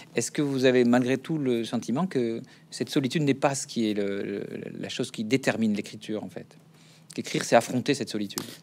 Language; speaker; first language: French; native; French